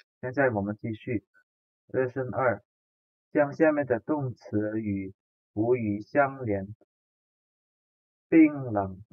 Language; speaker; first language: Chinese; non-native, fluent; Indonesian